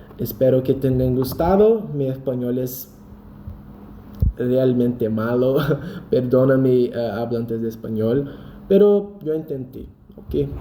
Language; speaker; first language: Spanish; non-native, learner; Portuguese